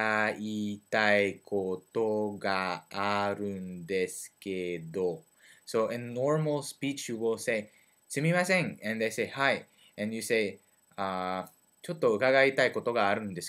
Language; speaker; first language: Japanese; non-native, learner; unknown